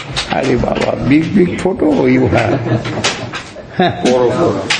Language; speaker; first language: English; non-native, local second language; Bangla